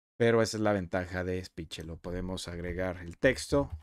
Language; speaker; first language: Spanish; native; Spanish